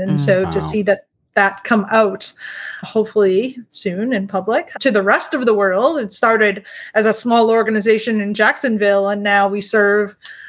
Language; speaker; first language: English; native; English